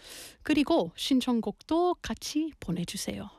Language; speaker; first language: Korean; non-native, learner; English